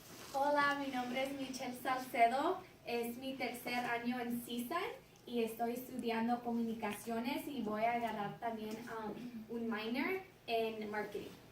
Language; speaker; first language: Spanish; early bilingual, heritage; Spanish